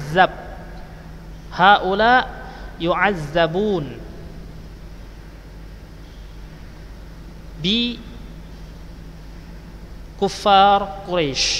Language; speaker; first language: Arabic; non-native, fluent; Indonesian